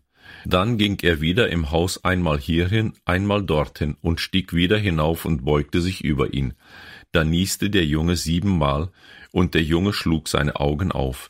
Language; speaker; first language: German; native; German